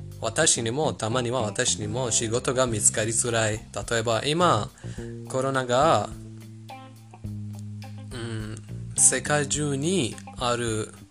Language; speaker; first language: Japanese; non-native, fluent; Persian